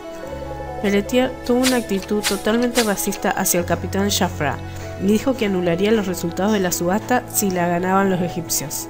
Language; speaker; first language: Spanish; native; Spanish